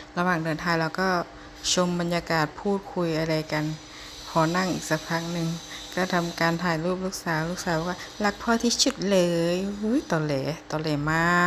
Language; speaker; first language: Thai; native; Thai